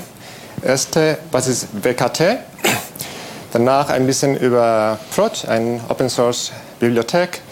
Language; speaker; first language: German; non-native, fluent; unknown